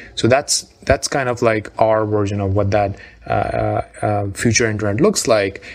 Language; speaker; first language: English; non-native, local second language; Urdu